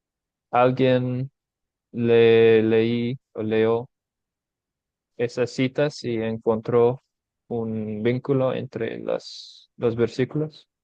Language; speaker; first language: Spanish; non-native, fluent; English